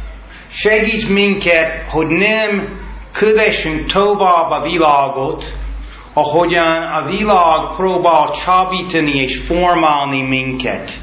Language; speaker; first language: Hungarian; non-native, learner; English